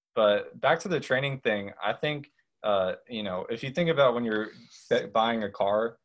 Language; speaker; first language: English; native; English